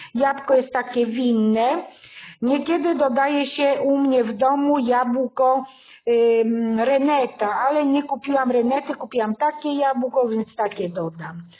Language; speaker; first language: Polish; native; Polish